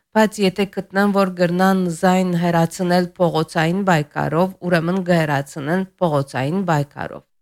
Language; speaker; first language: Armenian; early bilingual, heritage; Armenian